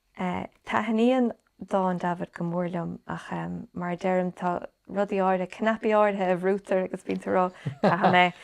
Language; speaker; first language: Irish; native; Irish